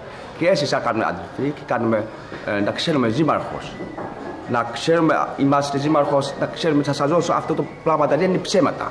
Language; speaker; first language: Greek; non-native, learner; Chinese